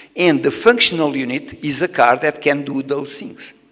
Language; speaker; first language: English; non-native, fluent; Portuguese